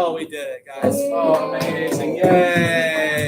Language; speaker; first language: English; native; English